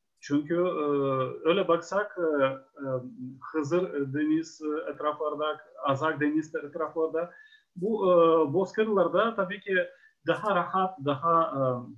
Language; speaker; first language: Turkish; non-native, fluent; Ukrainian